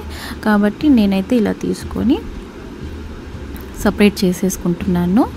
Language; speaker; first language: Telugu; native; Telugu